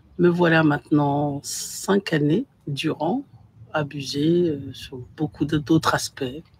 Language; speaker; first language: French; non-native, local second language; Bambara